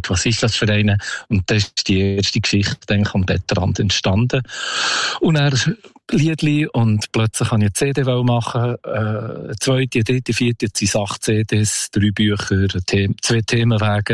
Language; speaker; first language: German; native; German